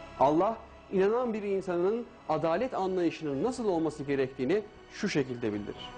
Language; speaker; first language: Turkish; native; Turkish